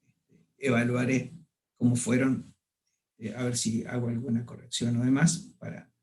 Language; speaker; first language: Spanish; native; Spanish